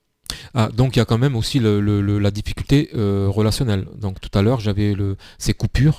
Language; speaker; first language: French; native; French